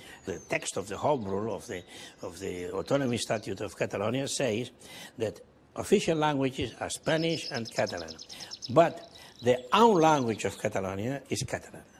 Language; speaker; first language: English; non-native, fluent; Catalan